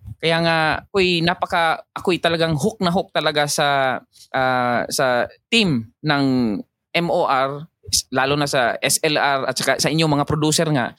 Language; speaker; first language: Filipino; non-native, local second language; Cebuano